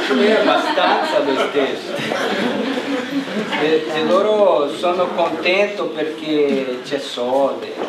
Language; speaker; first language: Italian; non-native, learner; Portuguese